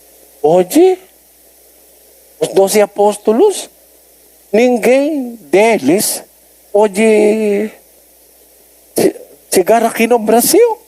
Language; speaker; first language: Portuguese; non-native, learner; Filipino